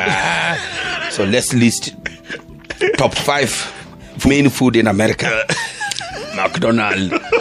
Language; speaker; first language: English; non-native, local second language; Luo (Kenya and Tanzania)